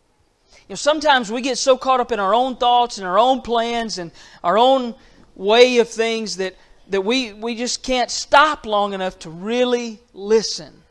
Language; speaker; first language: English; native; English